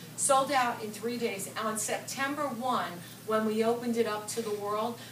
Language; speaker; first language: English; native; English